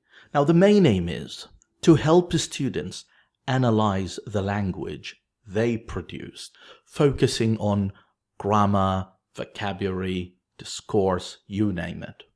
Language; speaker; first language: English; non-native, fluent; Arabic